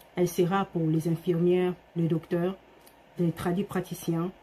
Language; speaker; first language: French; non-native, local second language; Lingala